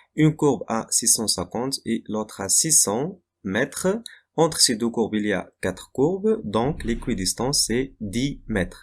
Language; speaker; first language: French; non-native, local second language; Arabic